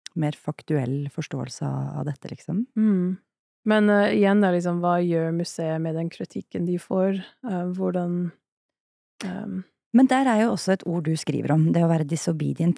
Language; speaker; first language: Norwegian; native; Norwegian